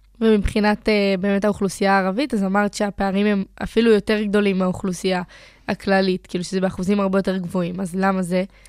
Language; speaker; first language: Hebrew; native; Hebrew